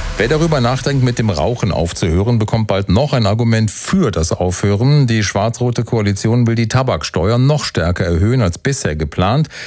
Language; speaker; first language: German; native; German